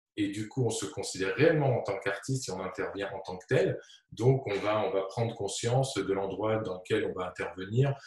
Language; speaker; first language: French; native; French